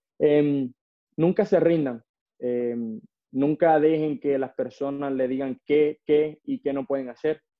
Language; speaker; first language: Spanish; native; Spanish